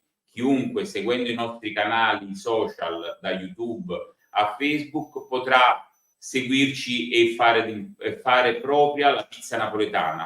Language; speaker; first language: Italian; native; Italian